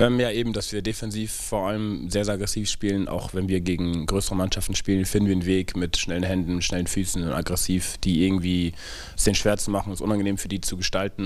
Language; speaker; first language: German; native; German